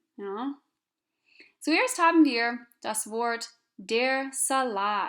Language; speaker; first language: German; non-native, fluent; English